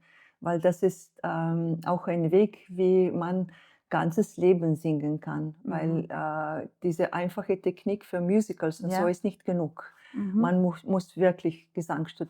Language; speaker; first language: German; non-native, fluent; Slovenian